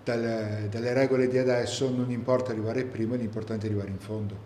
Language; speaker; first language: Italian; native; Italian